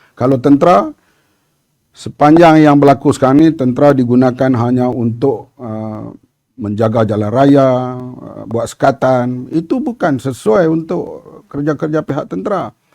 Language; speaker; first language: Malay; native; Malay